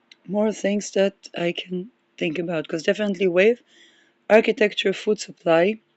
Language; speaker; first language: English; non-native, fluent; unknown